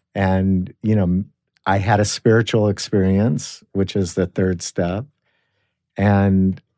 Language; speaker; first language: English; native; English